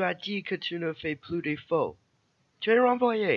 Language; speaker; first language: French; non-native, learner; English